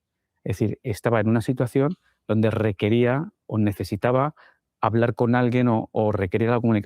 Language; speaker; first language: Spanish; native; Spanish